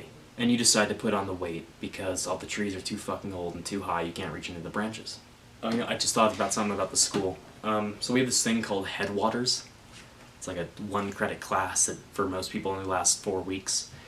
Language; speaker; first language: English; native; English